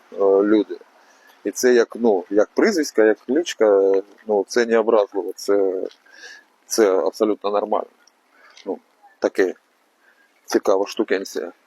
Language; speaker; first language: Ukrainian; non-native, local second language; Russian